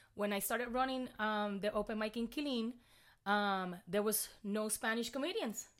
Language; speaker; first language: English; non-native, fluent; Spanish